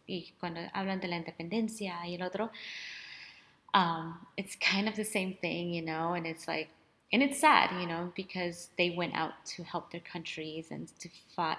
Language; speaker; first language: English; early bilingual, other home language; Spanish